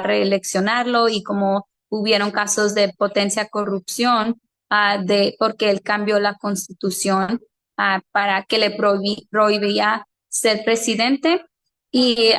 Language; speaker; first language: Spanish; early bilingual, heritage; Spanish